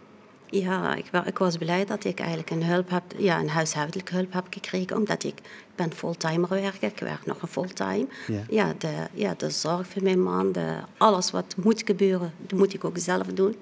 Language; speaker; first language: Dutch; non-native, fluent; Arabic